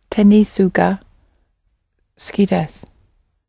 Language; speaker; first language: Japanese; non-native, learner; English